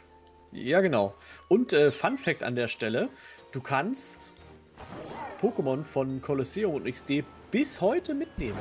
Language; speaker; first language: German; native; German